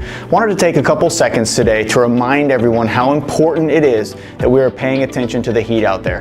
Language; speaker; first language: English; native; English